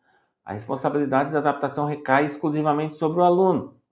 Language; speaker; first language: Portuguese; native; Portuguese